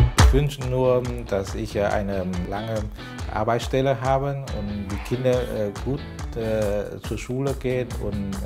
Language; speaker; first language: German; non-native, fluent; Vietnamese